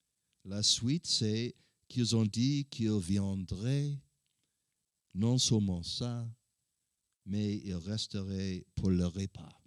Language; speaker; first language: French; non-native, learner; English